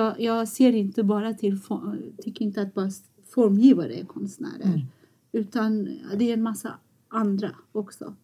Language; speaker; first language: Swedish; early bilingual, other home language; Persian